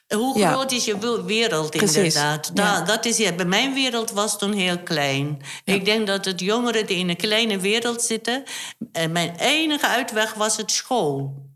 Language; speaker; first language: Dutch; non-native, fluent; Turkish